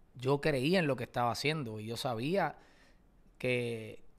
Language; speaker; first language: Spanish; native; Spanish